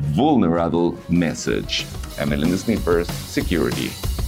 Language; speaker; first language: English; non-native, learner; Spanish